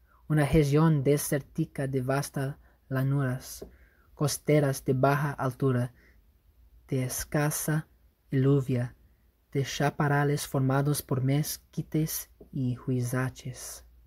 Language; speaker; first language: Spanish; non-native, fluent; English